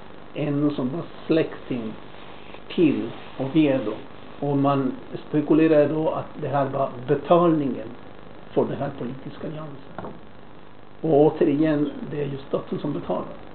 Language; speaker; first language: Swedish; non-native, fluent; Spanish